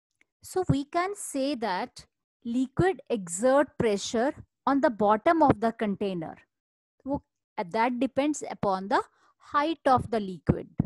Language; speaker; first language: English; non-native, local second language; Hindi